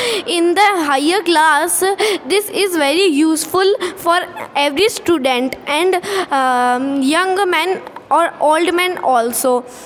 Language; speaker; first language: English; non-native, learner; Hindi